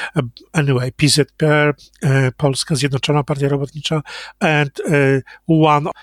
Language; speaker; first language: English; non-native, fluent; Polish